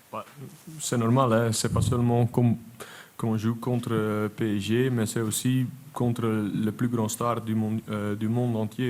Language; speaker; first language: French; non-native, local second language; Dutch